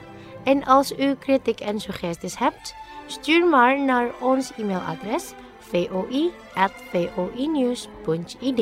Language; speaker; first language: Dutch; non-native, fluent; Indonesian